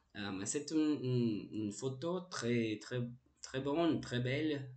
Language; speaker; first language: French; non-native, learner; Portuguese